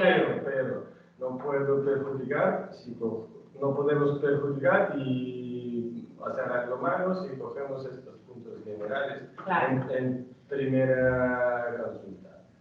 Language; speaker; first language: Spanish; non-native, learner; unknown